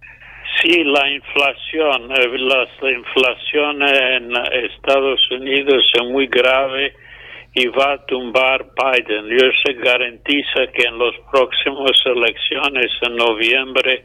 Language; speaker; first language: Spanish; non-native, fluent; English